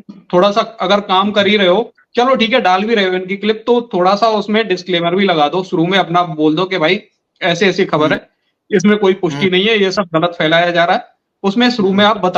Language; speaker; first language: Hindi; native; Hindi